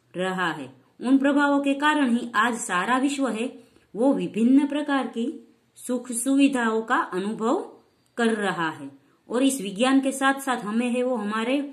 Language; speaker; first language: Hindi; non-native, local second language; Gujarati